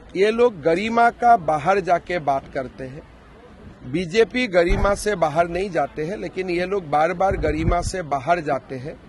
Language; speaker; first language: Hindi; non-native, local second language; Assamese